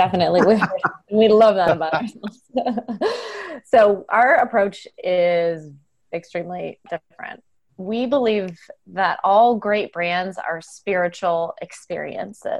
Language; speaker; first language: English; native; English